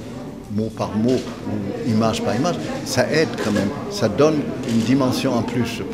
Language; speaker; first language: French; non-native, fluent; German